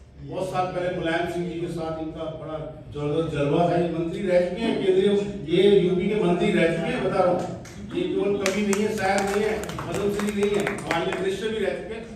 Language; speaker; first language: Hindi; native; Hindi